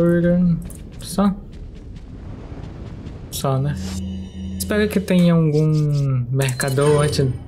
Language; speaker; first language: Portuguese; native; Portuguese